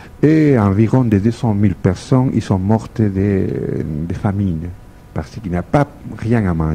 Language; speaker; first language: French; non-native, fluent; Spanish